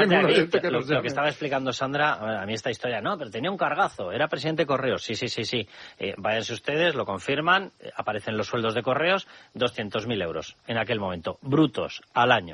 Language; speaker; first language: Spanish; native; Spanish